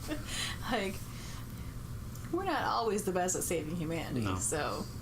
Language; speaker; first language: English; native; English